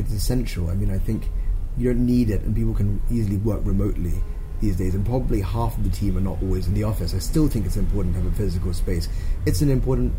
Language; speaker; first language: English; non-native, local second language; Cantonese